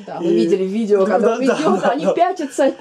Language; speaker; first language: Russian; native; Russian